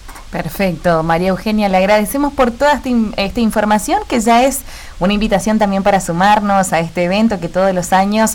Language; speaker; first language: Spanish; native; Spanish